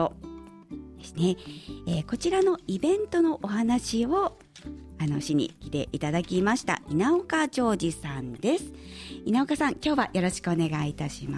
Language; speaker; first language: Japanese; native; Japanese